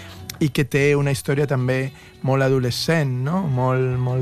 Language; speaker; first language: Catalan; non-native, local second language; Spanish